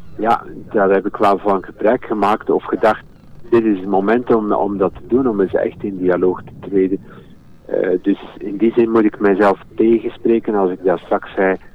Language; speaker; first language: Dutch; native; Dutch